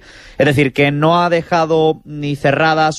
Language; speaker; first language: Spanish; native; Spanish